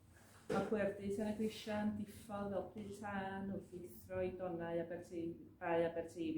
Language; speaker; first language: Welsh; native; Welsh